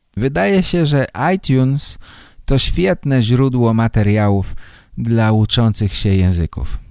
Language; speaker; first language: Polish; native; Polish